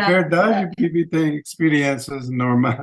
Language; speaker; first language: Portuguese; non-native, learner; English